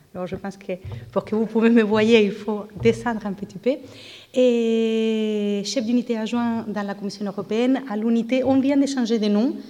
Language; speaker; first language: French; non-native, fluent; Spanish